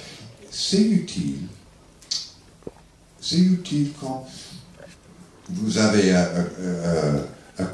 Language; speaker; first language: French; non-native, learner; English